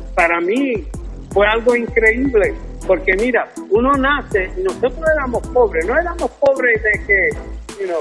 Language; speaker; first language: Spanish; early bilingual, heritage; Spanish